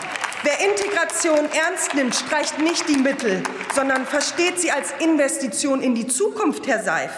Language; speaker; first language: German; early bilingual, other home language; Turkish